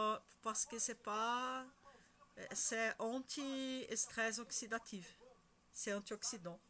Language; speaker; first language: French; non-native, learner; Spanish